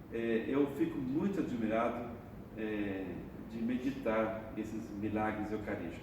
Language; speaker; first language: Portuguese; native; Portuguese